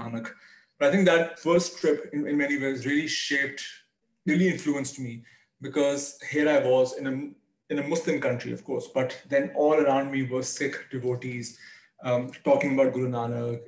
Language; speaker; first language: English; non-native, local second language; Urdu